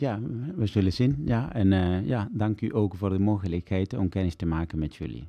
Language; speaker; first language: Dutch; non-native, fluent; Italian